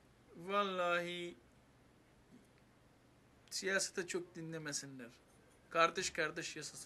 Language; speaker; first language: Turkish; non-native, fluent; Armenian